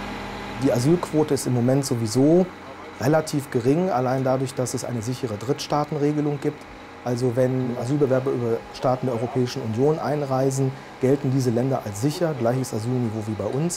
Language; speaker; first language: German; native; German